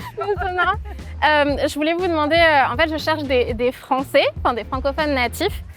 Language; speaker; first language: French; native; French